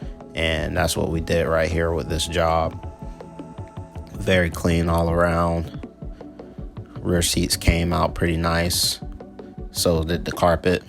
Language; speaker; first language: English; native; English